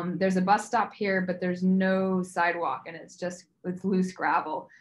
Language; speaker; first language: English; native; English